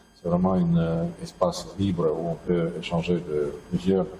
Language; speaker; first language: French; non-native, fluent; Russian